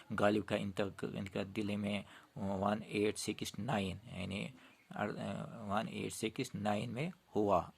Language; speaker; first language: Urdu; non-native, local second language; Kashmiri